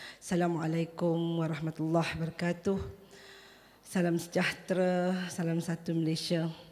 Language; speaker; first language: Malay; native; Malay